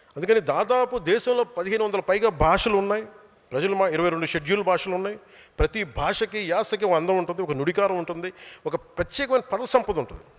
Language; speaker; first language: Telugu; native; Telugu